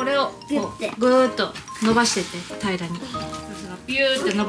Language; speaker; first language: Japanese; native; Japanese